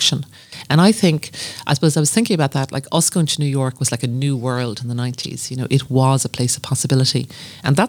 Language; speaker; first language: English; native; English